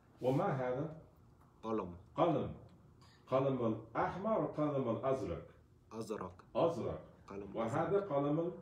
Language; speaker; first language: Arabic; non-native, fluent; English